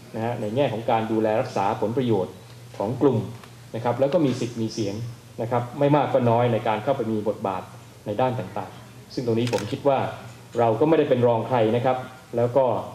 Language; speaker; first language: Thai; native; Thai